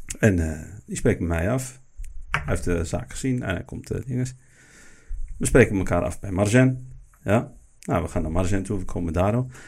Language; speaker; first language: Dutch; early bilingual, other home language; Arabic